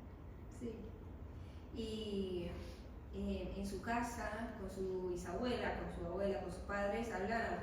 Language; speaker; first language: Spanish; non-native, learner; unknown